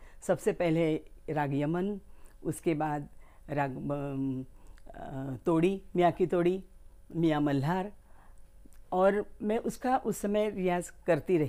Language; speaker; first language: Hindi; native; Hindi